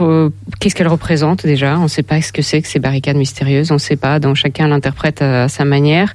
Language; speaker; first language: French; non-native, fluent; Russian